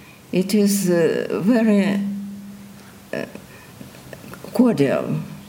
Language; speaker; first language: English; non-native, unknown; Russian